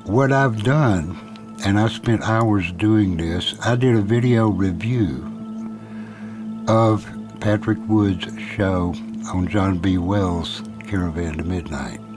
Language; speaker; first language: English; native; English